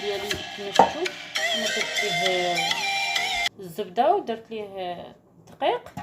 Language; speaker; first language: Arabic; native; Arabic